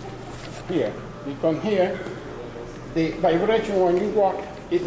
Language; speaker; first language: English; non-native, learner; Spanish